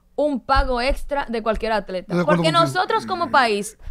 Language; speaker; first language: Spanish; native; Spanish